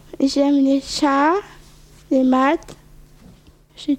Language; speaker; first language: French; early bilingual, other home language; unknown